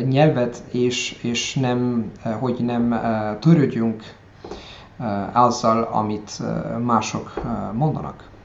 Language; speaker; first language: Hungarian; non-native, learner; Italian